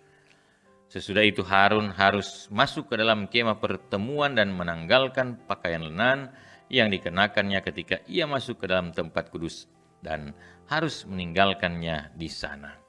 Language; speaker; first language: Indonesian; native; Indonesian